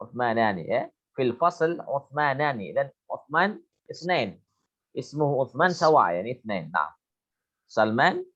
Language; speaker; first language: Arabic; non-native, fluent; Indonesian